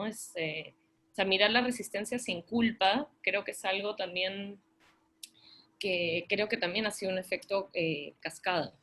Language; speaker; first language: Spanish; native; Spanish